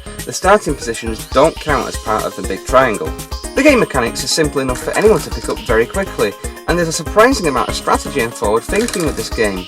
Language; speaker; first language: English; native; English